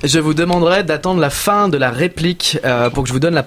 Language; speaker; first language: French; native; French